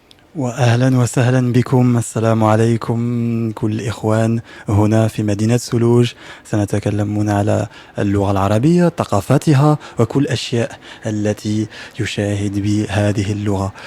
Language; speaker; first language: Arabic; non-native, learner; French